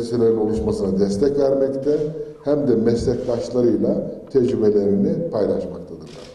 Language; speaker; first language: Turkish; native; Turkish